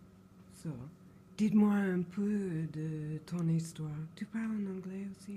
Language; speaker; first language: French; non-native, learner; English